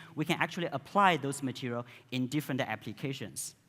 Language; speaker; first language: English; non-native, fluent; Chinese